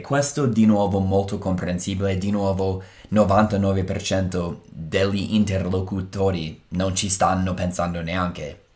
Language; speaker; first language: Italian; non-native, fluent; English